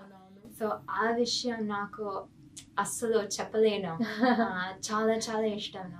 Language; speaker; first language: Telugu; non-native, fluent; English